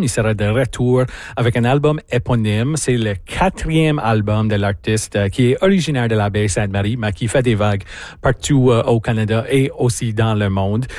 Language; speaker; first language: French; native; French